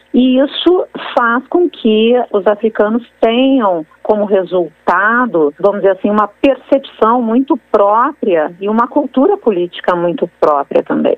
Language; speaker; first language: Portuguese; native; Portuguese